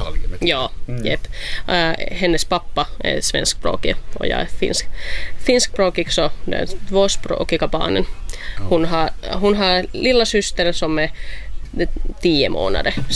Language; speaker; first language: Swedish; non-native, local second language; Finnish